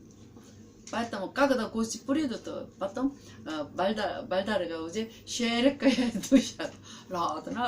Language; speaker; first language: Russian; non-native, learner; Korean